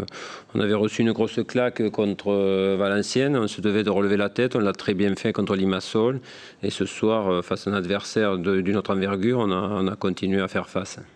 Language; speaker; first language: French; native; French